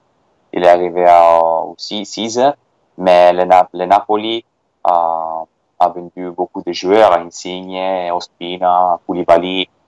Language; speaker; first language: French; non-native, fluent; Italian